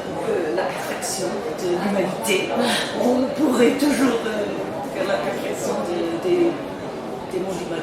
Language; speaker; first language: French; non-native, learner; English